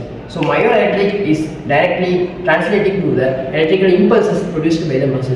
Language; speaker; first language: English; non-native, local second language; Tamil